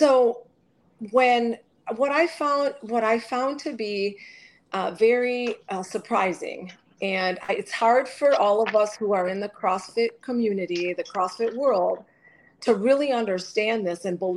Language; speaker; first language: English; native; English